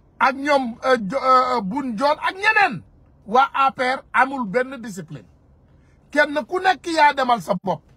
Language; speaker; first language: Wolof; non-native, local second language; Soninke